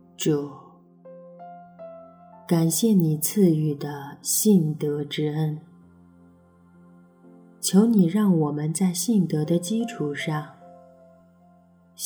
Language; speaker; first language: Chinese; native; Chinese